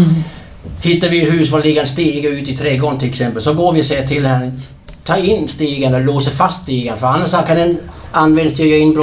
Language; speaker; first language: Swedish; non-native, fluent; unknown